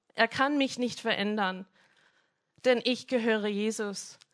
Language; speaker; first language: German; non-native, fluent; English